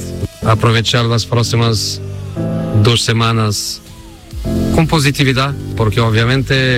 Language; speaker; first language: Spanish; non-native, fluent; Portuguese